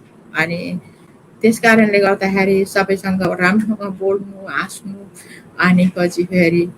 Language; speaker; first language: Nepali; native; Nepali